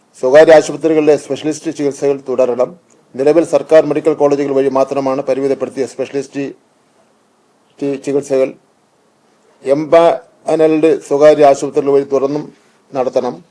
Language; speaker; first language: Malayalam; native; Malayalam